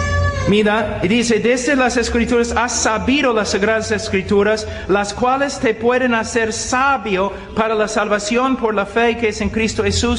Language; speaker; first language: Spanish; non-native, fluent; English